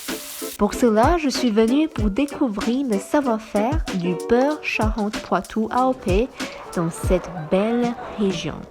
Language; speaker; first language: French; non-native, fluent; Chinese